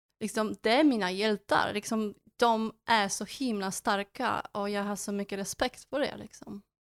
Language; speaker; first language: Swedish; non-native, fluent; Polish